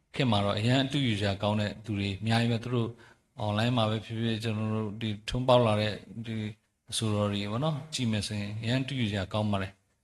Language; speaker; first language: Burmese; non-native, local second language; S'gaw Karen